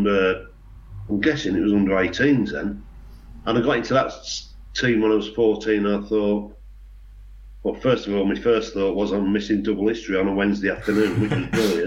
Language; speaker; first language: English; native; English